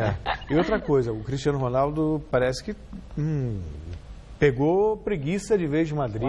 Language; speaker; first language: Portuguese; native; Portuguese